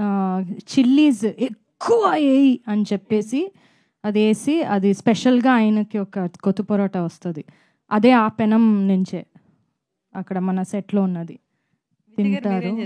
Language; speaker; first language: Telugu; non-native, fluent; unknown